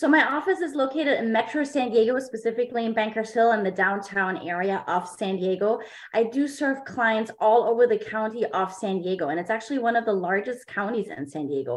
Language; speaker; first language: English; non-native, fluent; German